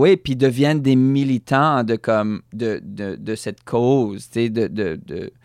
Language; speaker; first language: French; native; French